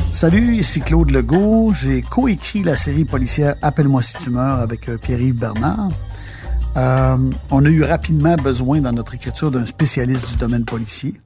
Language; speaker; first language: French; native; French